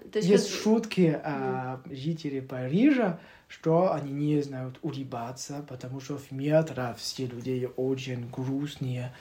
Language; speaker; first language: Russian; non-native, learner; French